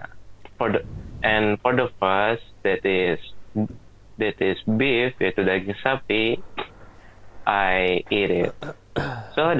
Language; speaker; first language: English; non-native, learner; Indonesian